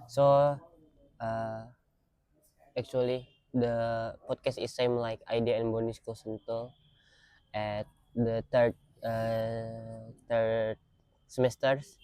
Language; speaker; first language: English; non-native, learner; Indonesian